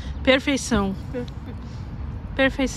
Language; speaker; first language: Portuguese; non-native, fluent; Russian